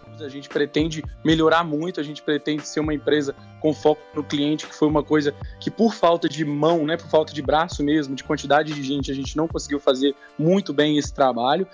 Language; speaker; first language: Portuguese; native; Portuguese